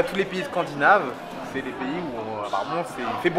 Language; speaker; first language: French; native; French